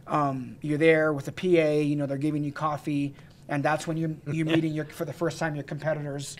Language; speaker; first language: English; native; English